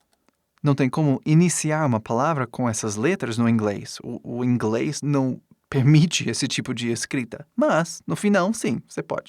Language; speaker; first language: Portuguese; non-native, fluent; English